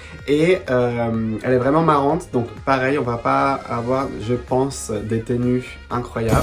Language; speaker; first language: French; non-native, fluent; Spanish